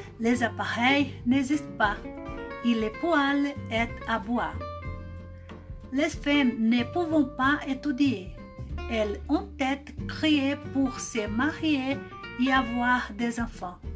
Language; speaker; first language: French; non-native, learner; Portuguese